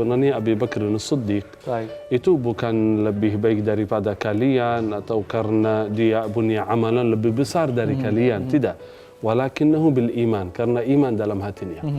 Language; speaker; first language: Indonesian; non-native, fluent; Arabic